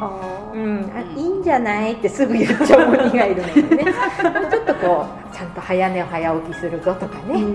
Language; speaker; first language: Japanese; native; Japanese